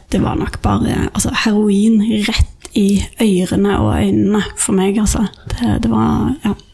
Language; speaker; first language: Norwegian; native; Norwegian